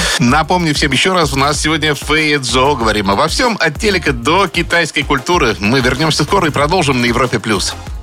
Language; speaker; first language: Russian; native; Russian